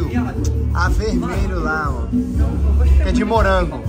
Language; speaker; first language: Portuguese; native; Portuguese